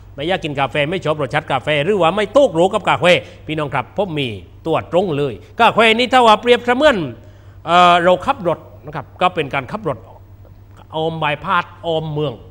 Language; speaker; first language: Thai; non-native, local second language; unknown